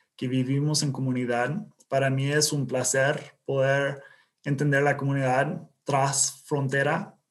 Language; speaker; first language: Spanish; non-native, fluent; English